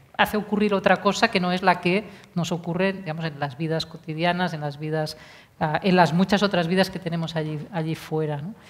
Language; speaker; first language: Spanish; non-native, local second language; Catalan